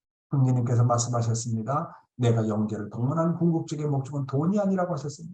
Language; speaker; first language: Korean; native; Korean